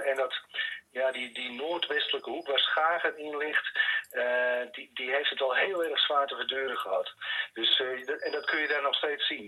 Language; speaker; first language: Dutch; native; Dutch